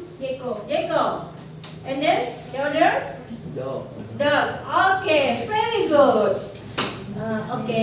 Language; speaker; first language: English; non-native, learner; Indonesian